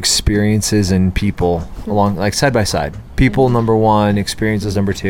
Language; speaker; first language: English; native; English